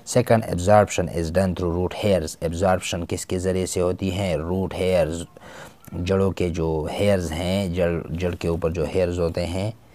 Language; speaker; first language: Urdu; non-native, local second language; Pashto